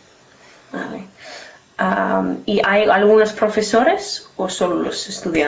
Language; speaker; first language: Spanish; non-native, learner; English